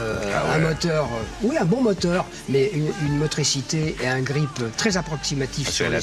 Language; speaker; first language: French; native; French